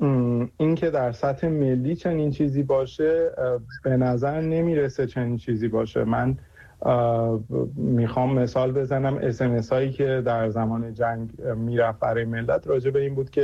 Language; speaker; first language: Persian; native; Persian